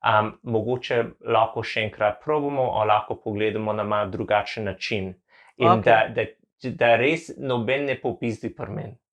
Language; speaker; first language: Slovenian; non-native, learner; English